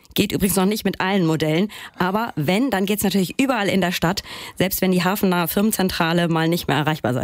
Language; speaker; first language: German; native; German